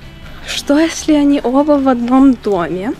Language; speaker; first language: Russian; early bilingual, heritage; Russian